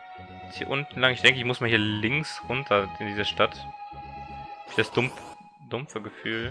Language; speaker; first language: German; native; German